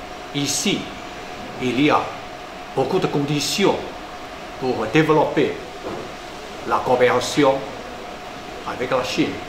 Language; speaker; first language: French; non-native, fluent; Chinese